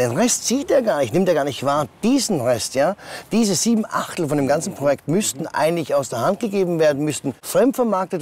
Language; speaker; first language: German; native; German